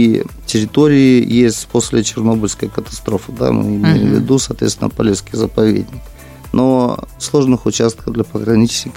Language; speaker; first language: Russian; native; Russian